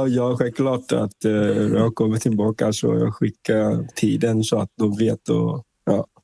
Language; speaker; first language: Swedish; non-native, fluent; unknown